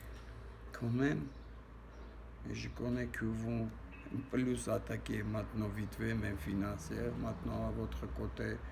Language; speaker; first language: French; non-native, learner; Armenian